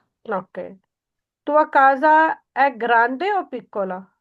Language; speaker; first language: Italian; non-native, learner; Urdu